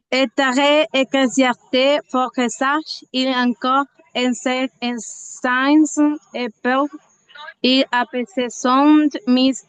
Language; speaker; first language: French; non-native, learner; Spanish